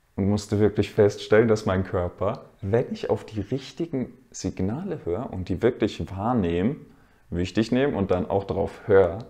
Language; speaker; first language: German; native; German